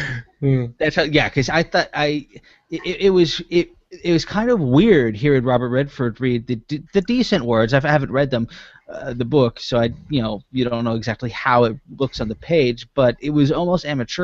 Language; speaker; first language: English; native; English